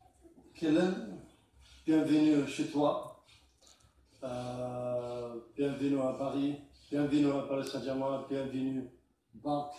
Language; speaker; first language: French; non-native, learner; Arabic